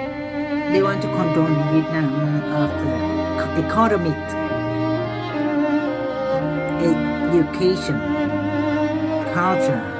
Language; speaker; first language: English; non-native, learner; Vietnamese